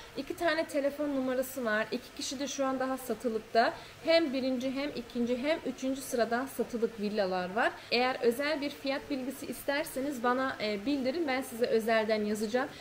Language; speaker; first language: Turkish; early bilingual, heritage; Turkish